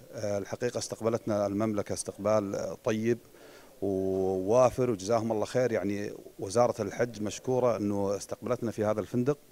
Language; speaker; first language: Arabic; native; Arabic